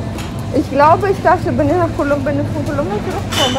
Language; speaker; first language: German; non-native, learner; Spanish